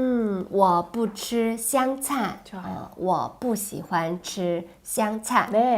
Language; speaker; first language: Chinese; non-native, fluent; Korean